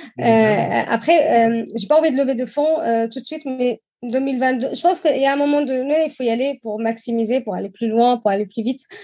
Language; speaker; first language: French; non-native, fluent; Arabic